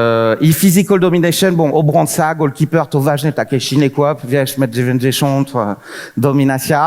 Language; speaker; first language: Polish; non-native, fluent; French